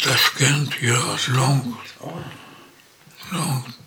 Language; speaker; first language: Swedish; non-native, learner; Polish